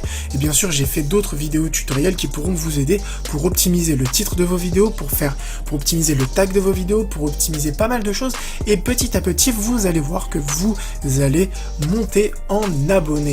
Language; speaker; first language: French; native; French